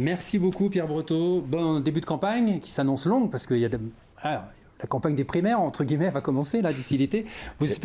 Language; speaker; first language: French; native; French